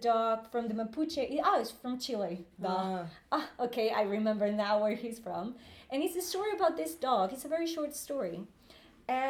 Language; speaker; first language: English; non-native, fluent; Spanish